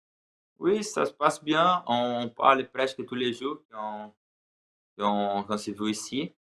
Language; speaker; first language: French; non-native, learner; Portuguese